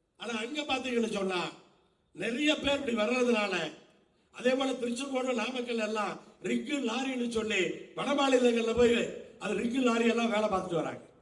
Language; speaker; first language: Tamil; native; Tamil